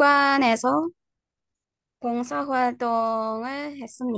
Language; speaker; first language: Korean; non-native, learner; Indonesian